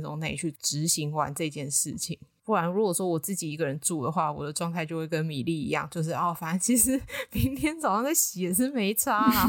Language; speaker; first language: Chinese; native; Chinese